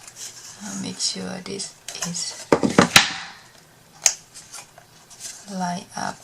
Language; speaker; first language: English; non-native, learner; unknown